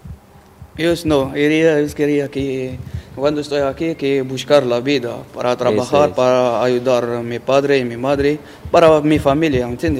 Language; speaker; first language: Spanish; non-native, learner; Arabic